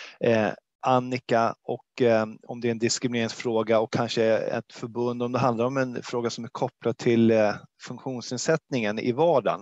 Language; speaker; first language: Swedish; native; Swedish